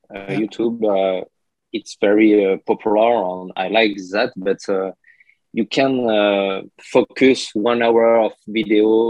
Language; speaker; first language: English; non-native, learner; French